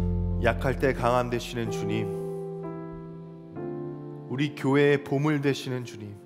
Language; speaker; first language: Korean; native; Korean